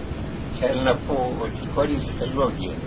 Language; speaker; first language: Greek; non-native, fluent; Russian